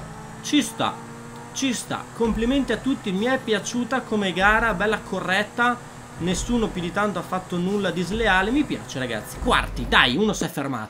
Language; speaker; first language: Italian; native; Italian